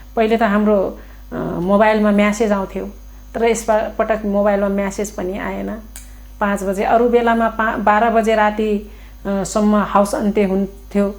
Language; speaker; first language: Nepali; non-native, local second language; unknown